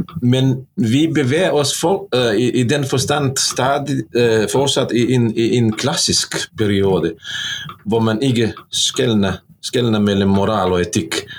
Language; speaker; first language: Norwegian; non-native, fluent; Bosnian